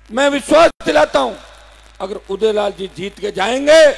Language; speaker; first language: Hindi; native; Hindi